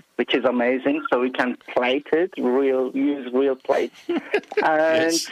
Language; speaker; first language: English; non-native, fluent; Turkish